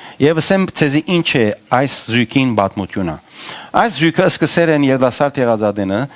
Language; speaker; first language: Armenian; early bilingual, heritage; Armenian